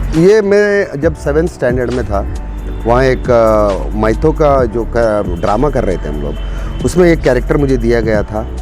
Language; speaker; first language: Hindi; non-native, local second language; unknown